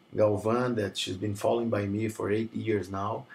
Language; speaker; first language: English; non-native, fluent; Portuguese